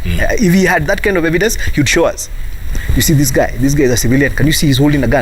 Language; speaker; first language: English; non-native, local second language; Kikuyu